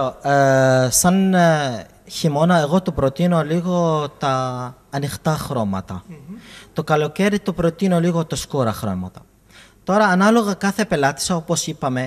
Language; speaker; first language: Greek; non-native, fluent; Arabic